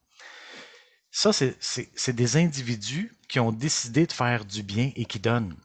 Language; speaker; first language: French; native; French